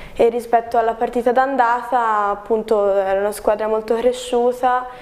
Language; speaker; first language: Italian; native; Italian